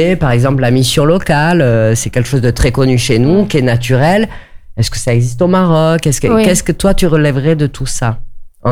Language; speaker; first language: French; native; French